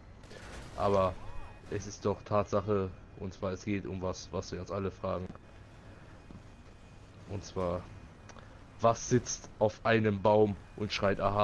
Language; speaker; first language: German; native; German